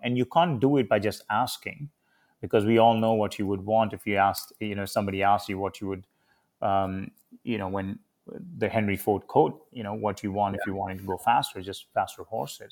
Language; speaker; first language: English; non-native, local second language; Hindi